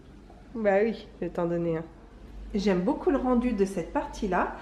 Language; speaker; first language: French; native; French